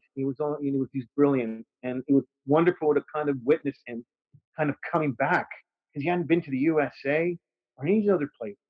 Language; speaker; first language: English; native; English